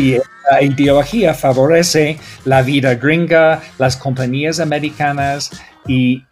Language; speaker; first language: Spanish; non-native, learner; English